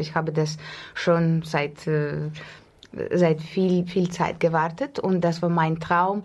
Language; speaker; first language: German; non-native, learner; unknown